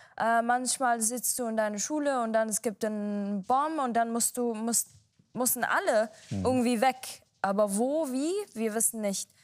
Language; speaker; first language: German; non-native, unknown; Arabic